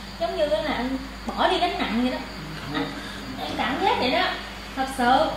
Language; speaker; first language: Vietnamese; native; Vietnamese